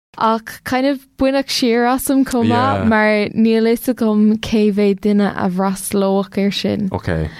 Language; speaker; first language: Irish; non-native, local second language; English